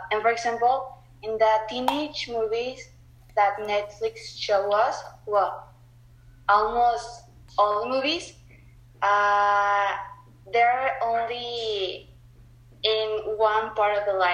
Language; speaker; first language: English; non-native, learner; Spanish